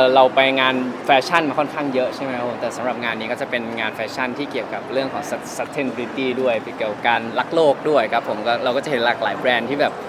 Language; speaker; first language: Thai; native; Thai